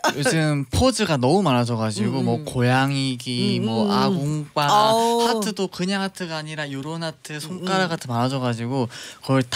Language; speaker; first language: Korean; native; Korean